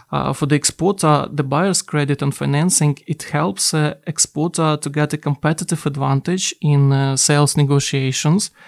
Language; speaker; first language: English; non-native, fluent; Ukrainian